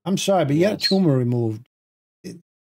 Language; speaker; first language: English; native; English